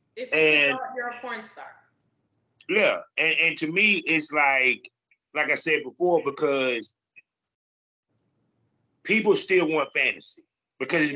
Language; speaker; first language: English; native; English